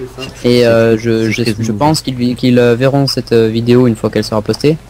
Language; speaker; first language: French; native; French